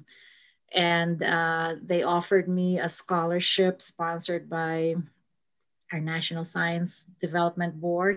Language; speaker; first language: English; non-native, local second language; Filipino